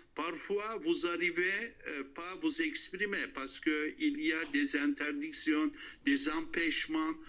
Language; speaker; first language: French; non-native, fluent; Turkish